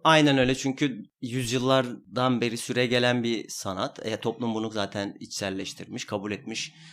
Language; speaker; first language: Turkish; non-native, local second language; Kurdish